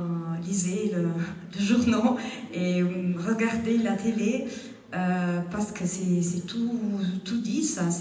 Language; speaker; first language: French; non-native, fluent; Italian